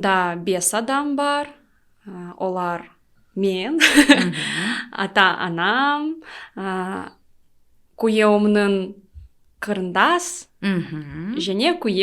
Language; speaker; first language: Kazakh; non-native, learner; Russian